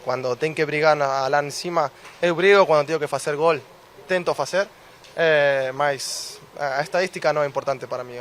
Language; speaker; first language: Portuguese; non-native, fluent; Spanish